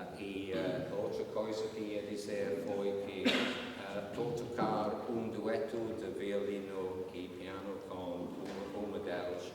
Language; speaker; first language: Portuguese; non-native, learner; English